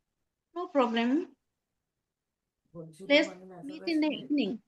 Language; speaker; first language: English; non-native, learner; Bangla